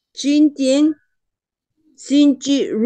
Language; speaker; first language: Chinese; non-native, learner; Spanish